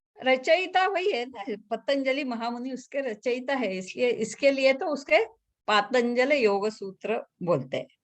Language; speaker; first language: Hindi; non-native, local second language; Marathi